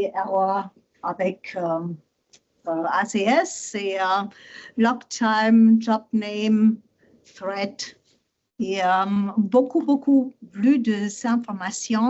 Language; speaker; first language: French; non-native, learner; German